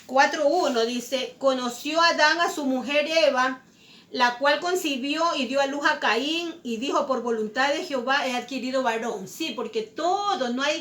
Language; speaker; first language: Spanish; native; Spanish